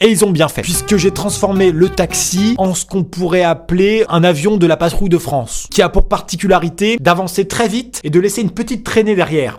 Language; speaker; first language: French; native; French